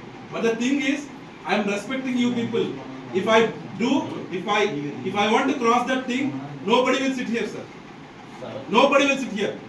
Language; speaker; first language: English; non-native, local second language; Telugu